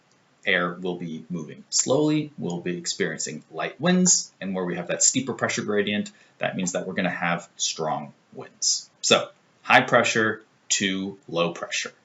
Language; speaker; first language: English; native; English